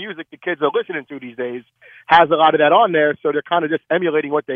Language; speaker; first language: English; native; English